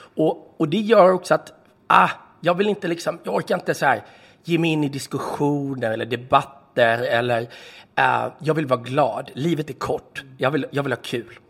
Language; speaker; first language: Swedish; native; Swedish